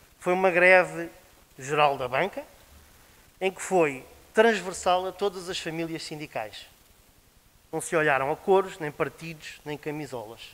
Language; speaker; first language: Portuguese; native; Portuguese